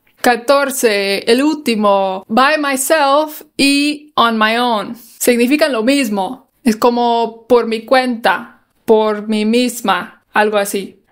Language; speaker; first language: Spanish; non-native, fluent; English